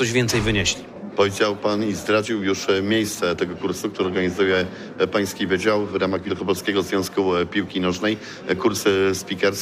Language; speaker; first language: Polish; native; Polish